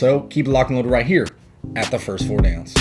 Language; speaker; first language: English; native; English